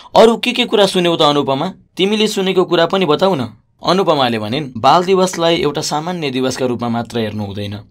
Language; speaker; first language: Nepali; native; Nepali